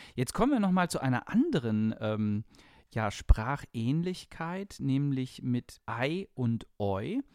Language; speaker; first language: German; native; German